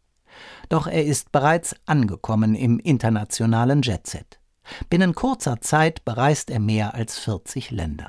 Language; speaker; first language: German; native; German